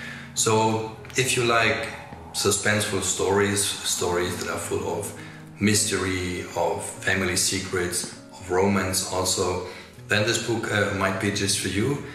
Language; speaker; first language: English; non-native, fluent; German